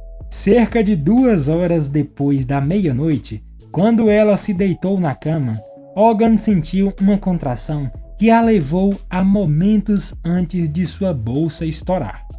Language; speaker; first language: Portuguese; native; Portuguese